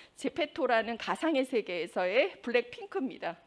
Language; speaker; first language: Korean; native; Korean